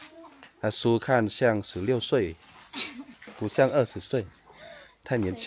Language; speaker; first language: Chinese; non-native, learner; Vietnamese